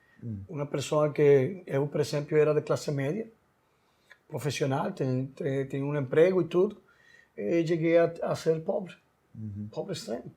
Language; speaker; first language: Portuguese; non-native, learner; Spanish